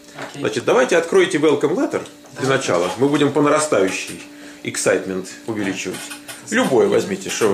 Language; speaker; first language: Russian; native; Russian